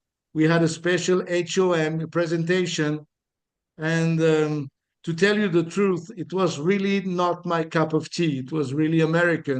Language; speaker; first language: English; non-native, fluent; French